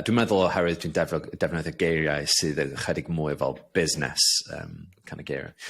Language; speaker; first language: Welsh; non-native, local second language; English